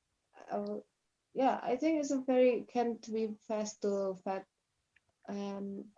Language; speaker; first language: English; non-native, learner; Indonesian